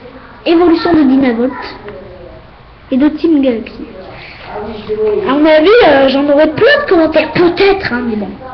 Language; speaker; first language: French; native; French